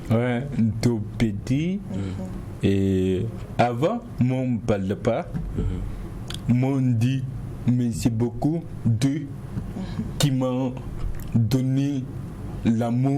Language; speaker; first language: French; non-native, learner; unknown